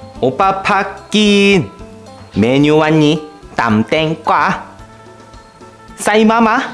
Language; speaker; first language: Thai; non-native, fluent; Korean